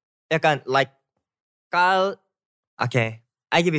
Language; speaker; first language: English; non-native, learner; Korean